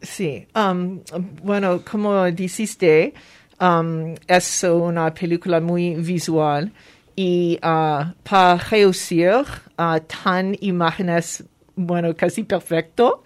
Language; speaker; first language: Spanish; non-native, fluent; French